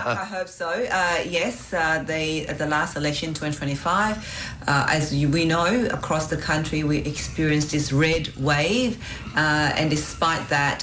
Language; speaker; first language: English; non-native, local second language; Vietnamese